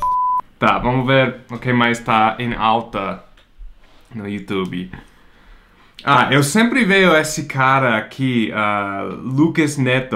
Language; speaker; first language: Portuguese; non-native, fluent; English